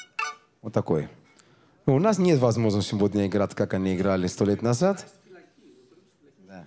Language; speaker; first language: Russian; non-native, learner; Greek